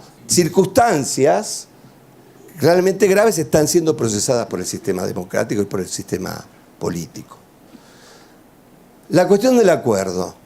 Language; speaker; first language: Spanish; native; Spanish